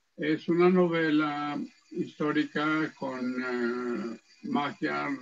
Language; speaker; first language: Spanish; early bilingual, heritage; Spanish